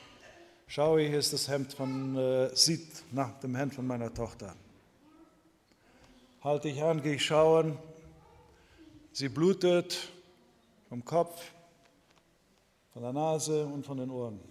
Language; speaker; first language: German; non-native, fluent; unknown